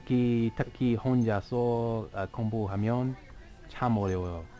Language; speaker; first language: Korean; non-native, learner; English